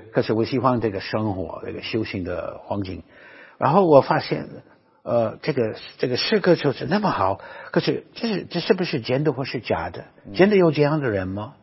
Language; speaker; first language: Chinese; non-native, fluent; English